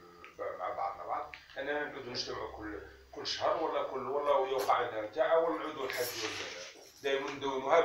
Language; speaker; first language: Arabic; native; Arabic